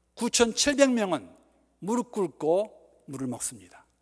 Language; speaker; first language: Korean; native; Korean